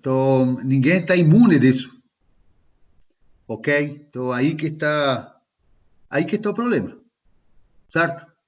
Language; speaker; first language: Portuguese; non-native, fluent; Spanish